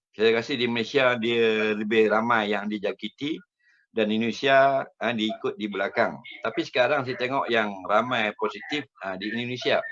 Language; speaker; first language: Malay; native; Malay